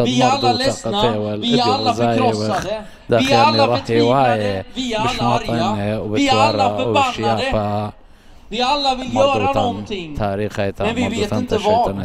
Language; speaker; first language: Swedish; early bilingual, other home language; Assyrian Neo-Aramaic